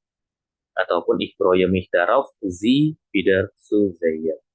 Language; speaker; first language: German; non-native, fluent; Indonesian